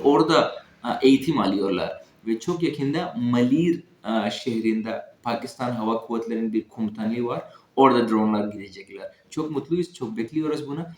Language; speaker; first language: Turkish; non-native, fluent; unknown